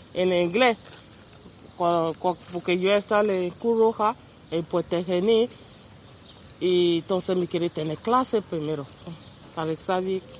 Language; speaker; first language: Spanish; non-native, learner; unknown